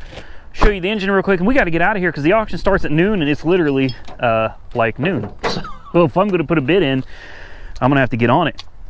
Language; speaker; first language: English; native; English